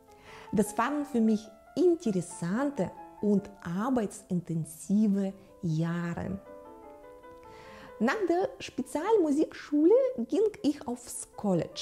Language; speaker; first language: German; non-native, fluent; Russian